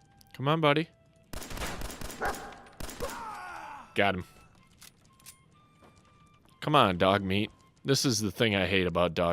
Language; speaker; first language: English; native; English